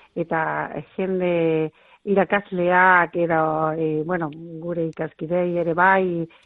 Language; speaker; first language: Basque; non-native, local second language; Spanish